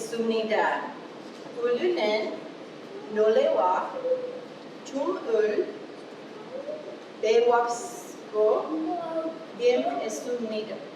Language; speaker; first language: Korean; non-native, learner; English